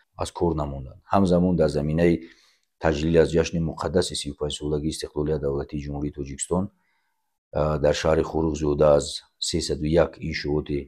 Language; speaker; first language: Tajik; native; Tajik